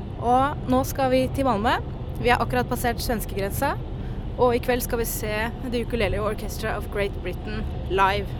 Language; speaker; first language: Norwegian; native; Norwegian